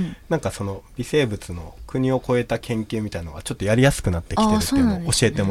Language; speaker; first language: Japanese; native; Japanese